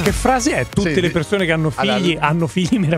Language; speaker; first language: Italian; native; Italian